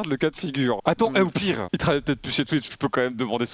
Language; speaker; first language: French; native; French